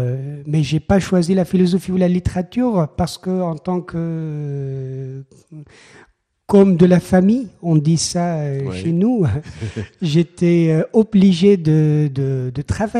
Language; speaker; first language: French; non-native, fluent; Persian